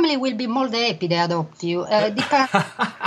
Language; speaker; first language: English; non-native, learner; Italian